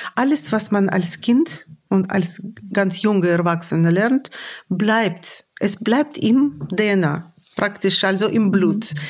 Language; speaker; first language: German; non-native, fluent; Russian